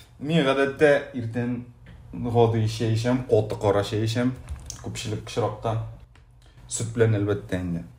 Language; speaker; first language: Tatar; native; Tatar